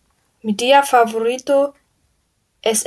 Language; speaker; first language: Spanish; non-native, learner; German